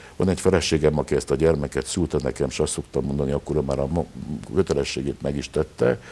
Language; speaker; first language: Hungarian; native; Hungarian